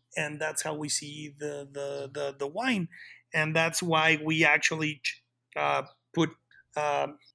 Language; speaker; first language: English; non-native, fluent; Spanish